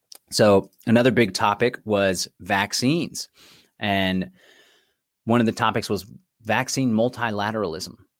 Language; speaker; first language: English; native; English